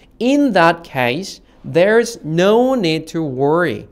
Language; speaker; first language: English; non-native, fluent; Korean